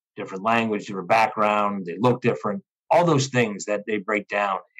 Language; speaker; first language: English; native; English